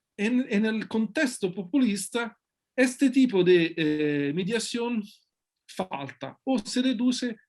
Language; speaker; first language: Spanish; non-native, fluent; Italian